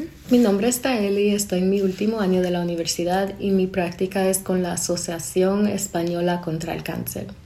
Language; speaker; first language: Spanish; non-native, fluent; English